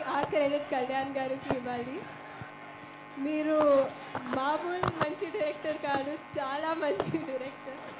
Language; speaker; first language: Telugu; non-native, fluent; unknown